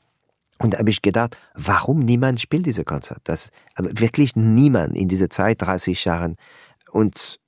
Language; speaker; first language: German; non-native, learner; French